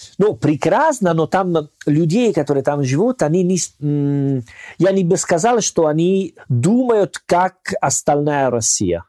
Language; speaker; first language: Russian; non-native, learner; Italian